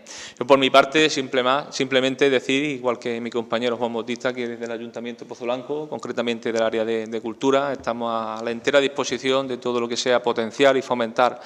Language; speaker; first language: Spanish; native; Spanish